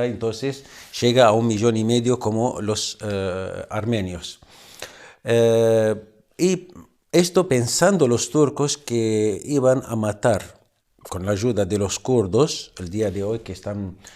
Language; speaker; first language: Spanish; non-native, fluent; Arabic